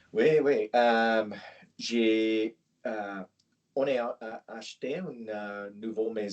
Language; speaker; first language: French; non-native, learner; English